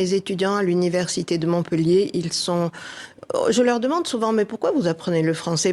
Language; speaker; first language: French; native; French